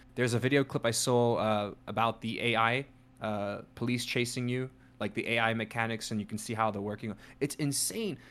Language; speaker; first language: English; native; English